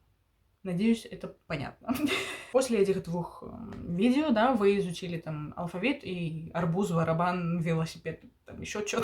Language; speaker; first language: Russian; early bilingual, heritage; Russian